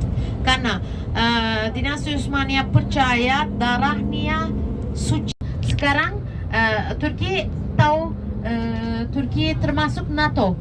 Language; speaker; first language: Indonesian; non-native, fluent; Turkish